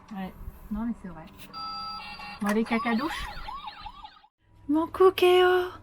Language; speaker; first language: French; native; French